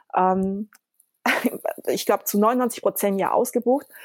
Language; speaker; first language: German; early bilingual, other home language; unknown